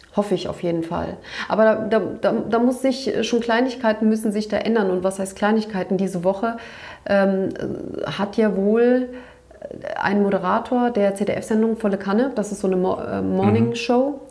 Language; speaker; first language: German; early bilingual, other home language; Turkish